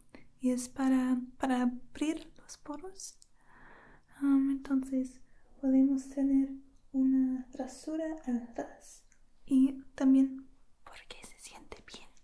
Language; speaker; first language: Spanish; non-native, learner; English